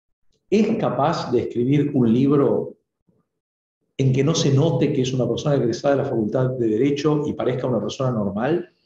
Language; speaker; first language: Spanish; native; Spanish